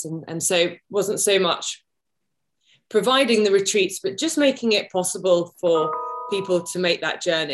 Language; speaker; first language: English; native; English